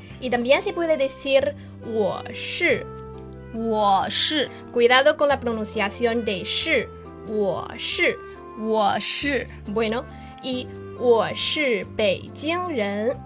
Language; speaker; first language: Spanish; non-native, fluent; Chinese